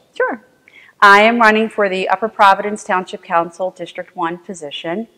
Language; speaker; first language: English; native; English